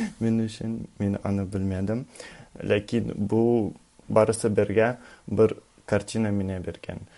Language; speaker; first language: Tatar; non-native, learner; Russian